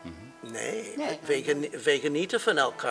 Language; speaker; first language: Dutch; non-native, fluent; English